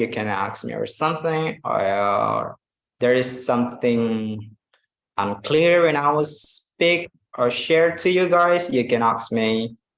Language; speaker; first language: English; non-native, fluent; Indonesian